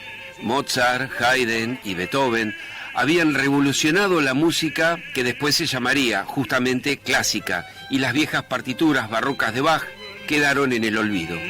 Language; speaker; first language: Spanish; native; Spanish